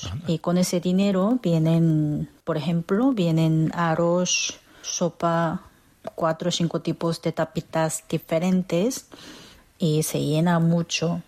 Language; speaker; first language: Spanish; non-native, fluent; Korean